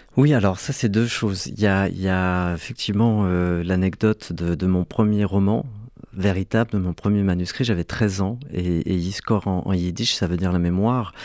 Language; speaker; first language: French; early bilingual, other home language; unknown